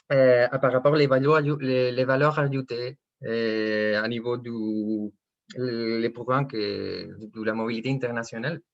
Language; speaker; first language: French; non-native, fluent; Spanish